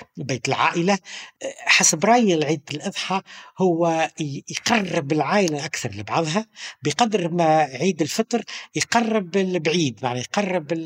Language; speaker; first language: Arabic; native; Arabic